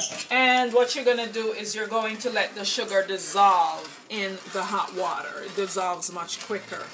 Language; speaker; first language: English; native; English